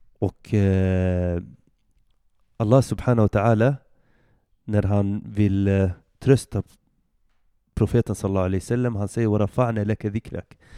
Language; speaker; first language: Swedish; early bilingual, other home language; Arabic